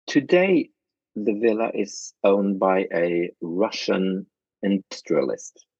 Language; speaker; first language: English; non-native, fluent; Norwegian